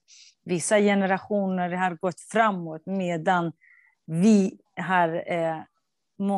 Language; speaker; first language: Swedish; non-native, fluent; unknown